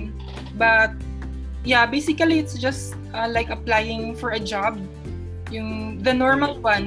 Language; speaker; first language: English; non-native, local second language; Cebuano